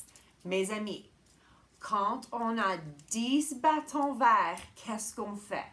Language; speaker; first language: French; non-native, fluent; English